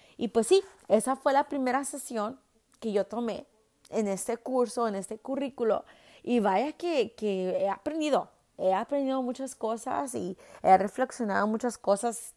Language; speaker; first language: Spanish; early bilingual, heritage; Spanish